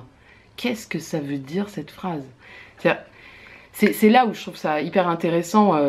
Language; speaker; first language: French; native; French